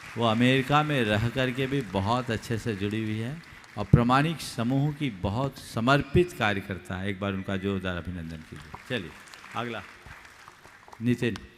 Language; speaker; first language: Hindi; native; Hindi